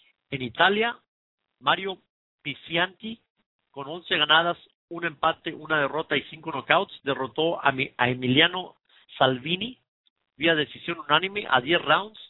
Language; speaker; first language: Spanish; native; Spanish